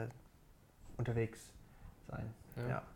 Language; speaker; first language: German; non-native, fluent; English